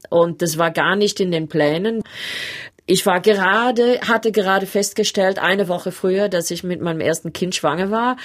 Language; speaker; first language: German; non-native, fluent; English